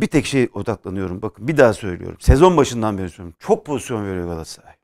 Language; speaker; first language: Turkish; native; Turkish